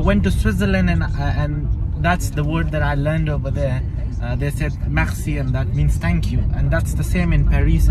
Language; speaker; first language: English; non-native, fluent; Urdu